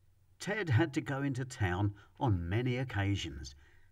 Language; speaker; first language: English; native; English